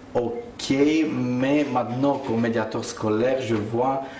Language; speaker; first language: French; early bilingual, other home language; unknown